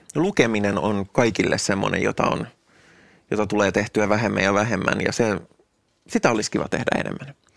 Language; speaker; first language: Finnish; native; Finnish